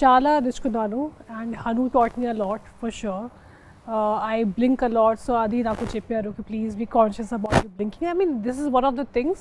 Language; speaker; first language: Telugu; non-native, local second language; Hindi